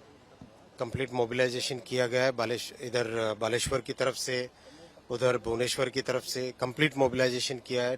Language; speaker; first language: Hindi; native; Hindi